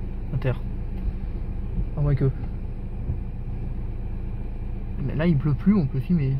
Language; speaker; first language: French; native; French